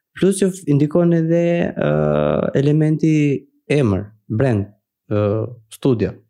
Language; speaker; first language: Albanian; native; Albanian